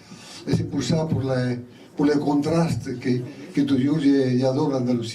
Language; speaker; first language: French; non-native, learner; Spanish